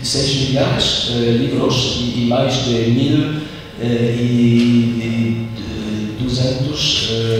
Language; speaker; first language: Portuguese; non-native, learner; French